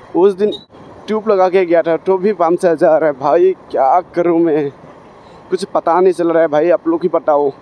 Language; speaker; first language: Hindi; non-native, local second language; Assamese